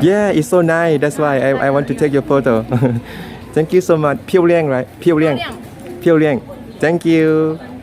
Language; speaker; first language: English; non-native, learner; Thai